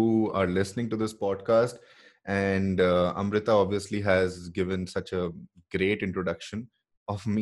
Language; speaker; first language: English; non-native, local second language; Hindi